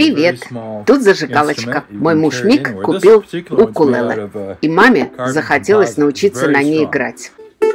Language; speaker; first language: Russian; native; Russian